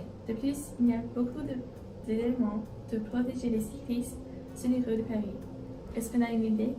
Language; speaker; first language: French; non-native, learner; English